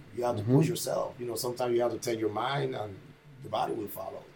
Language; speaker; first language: English; non-native, fluent; Spanish